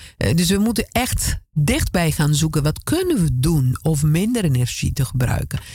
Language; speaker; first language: Dutch; non-native, fluent; Italian